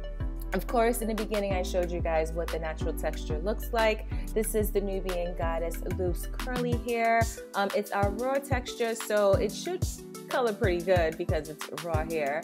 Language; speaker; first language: English; native; English